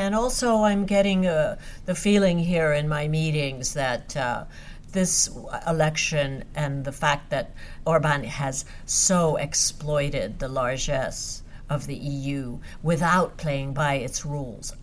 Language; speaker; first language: English; non-native, fluent; Hungarian